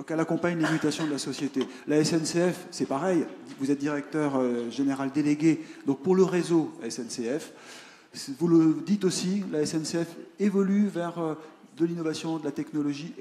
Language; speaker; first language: French; native; French